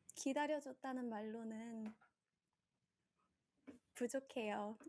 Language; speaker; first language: Korean; early bilingual, heritage; Korean